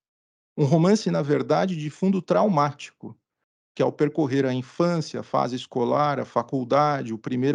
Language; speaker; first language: Portuguese; native; Portuguese